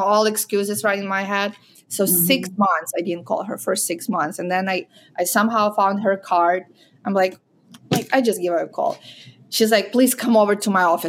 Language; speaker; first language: English; non-native, fluent; Ukrainian